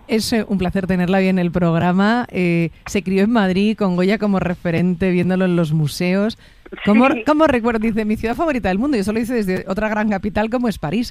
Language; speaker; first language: Spanish; native; Spanish